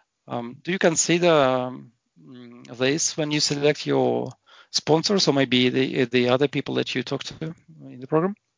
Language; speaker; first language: English; non-native, fluent; Russian